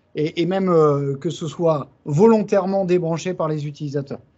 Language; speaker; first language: French; native; French